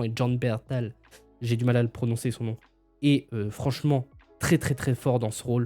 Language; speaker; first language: French; native; French